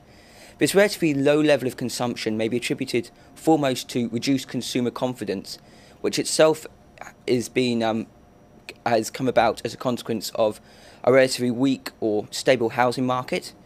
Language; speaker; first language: English; native; English